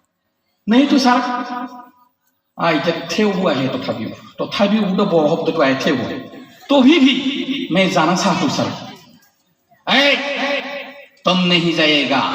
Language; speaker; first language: Hindi; non-native, local second language; Bodo